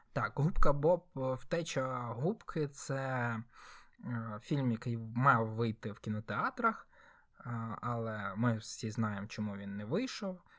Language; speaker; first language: Ukrainian; native; Ukrainian